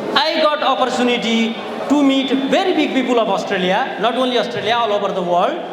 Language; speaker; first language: English; non-native, local second language; Nepali